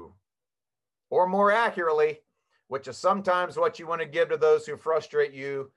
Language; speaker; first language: English; native; English